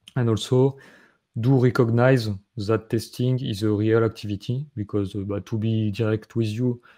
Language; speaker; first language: English; non-native, fluent; French